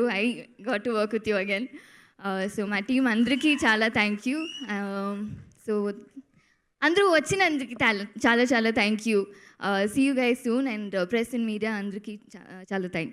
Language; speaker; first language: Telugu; non-native, local second language; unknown